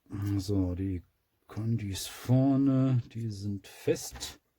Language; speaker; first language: German; native; German